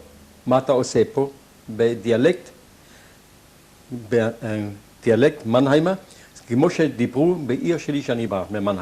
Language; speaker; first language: Hebrew; non-native, fluent; German